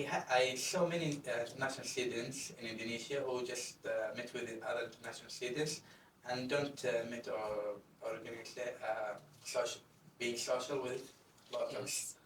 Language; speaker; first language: English; non-native, fluent; Arabic